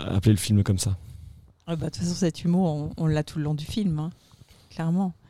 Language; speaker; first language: French; native; French